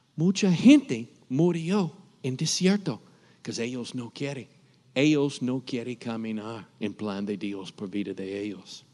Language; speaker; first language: Spanish; non-native, learner; English